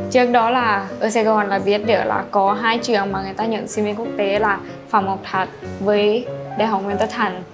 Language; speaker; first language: Vietnamese; non-native, learner; Lao